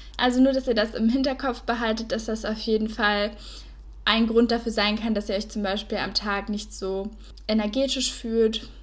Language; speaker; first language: German; native; German